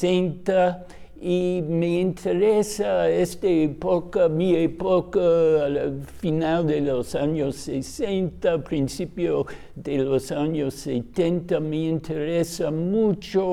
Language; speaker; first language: Spanish; non-native, fluent; English